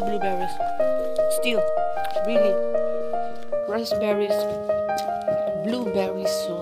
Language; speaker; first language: English; non-native, local second language; Filipino